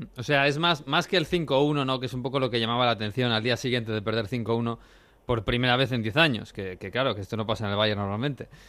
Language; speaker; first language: Spanish; native; Spanish